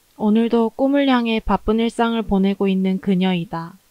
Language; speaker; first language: Korean; native; Korean